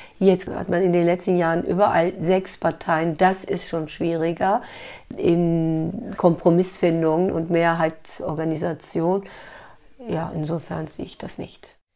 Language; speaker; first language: German; native; German